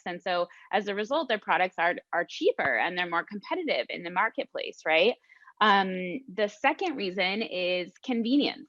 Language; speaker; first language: English; native; English